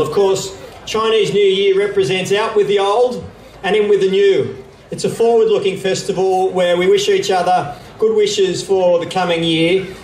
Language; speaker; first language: English; native; English